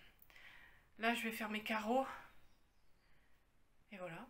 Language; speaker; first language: French; native; French